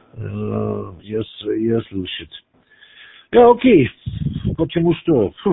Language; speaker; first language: Russian; non-native, learner; German